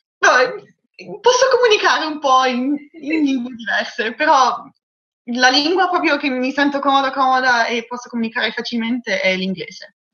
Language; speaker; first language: Italian; early bilingual, heritage; Italian